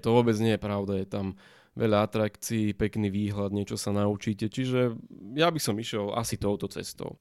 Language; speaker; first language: Slovak; native; Slovak